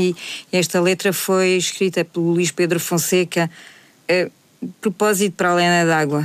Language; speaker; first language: Portuguese; native; Portuguese